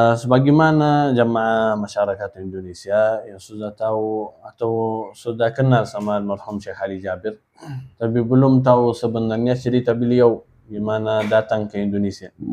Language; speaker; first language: Indonesian; non-native, fluent; Arabic